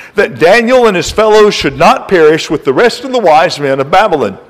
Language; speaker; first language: English; native; English